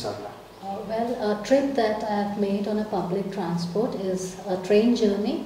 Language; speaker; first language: English; non-native, local second language; Malayalam